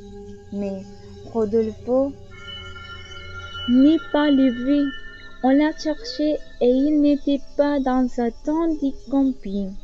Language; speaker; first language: French; non-native, learner; Spanish